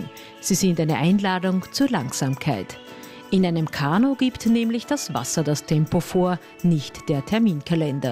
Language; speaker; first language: German; native; German